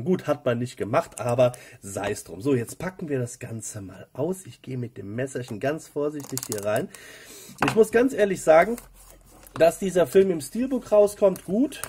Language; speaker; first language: German; native; German